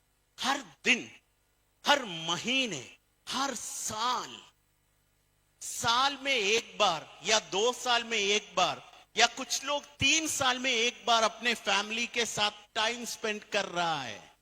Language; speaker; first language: Hindi; non-native, fluent; Bangla